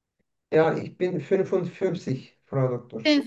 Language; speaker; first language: German; non-native, learner; Turkish